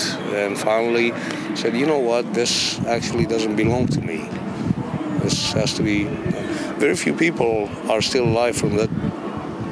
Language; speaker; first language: English; non-native, fluent; Romanian